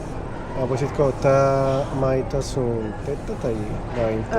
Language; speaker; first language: Finnish; non-native, learner; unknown